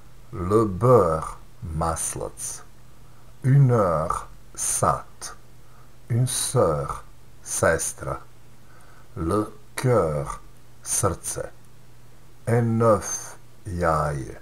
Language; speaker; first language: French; non-native, fluent; Serbian